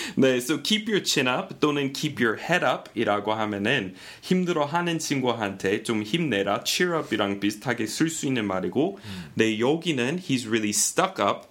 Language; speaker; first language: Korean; non-native, fluent; English